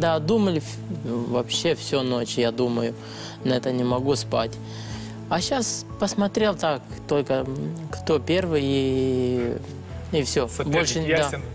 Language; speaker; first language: Russian; non-native, learner; Romanian